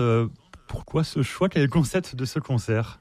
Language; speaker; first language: French; native; French